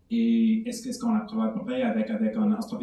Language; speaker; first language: French; non-native, fluent; English